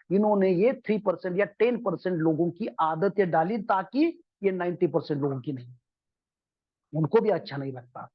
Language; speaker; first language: Hindi; non-native, local second language; Marathi